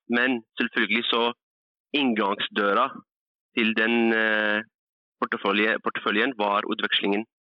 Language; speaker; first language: Norwegian; early bilingual, other home language; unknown